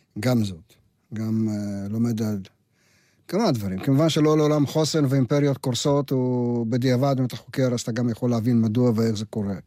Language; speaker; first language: Hebrew; non-native, fluent; Russian